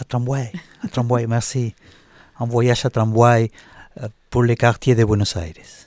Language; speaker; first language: French; non-native, learner; Spanish